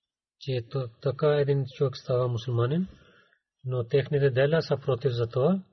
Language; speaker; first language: Bulgarian; non-native, learner; Urdu